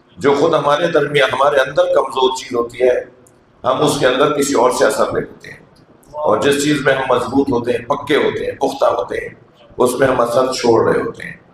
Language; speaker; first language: Urdu; native; Urdu